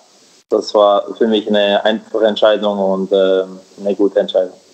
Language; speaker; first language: German; early bilingual, other home language; Serbian